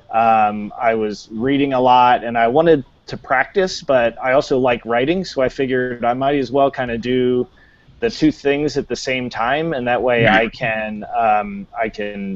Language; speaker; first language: English; native; English